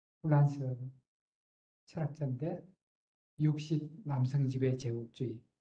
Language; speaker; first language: Korean; native; Korean